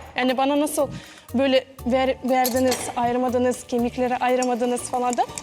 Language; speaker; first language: Turkish; non-native, fluent; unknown